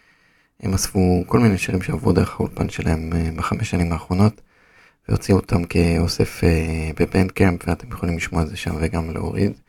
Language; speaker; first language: Hebrew; native; Hebrew